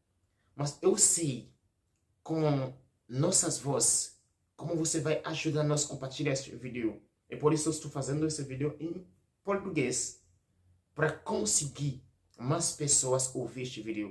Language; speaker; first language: Portuguese; non-native, learner; Haitian Creole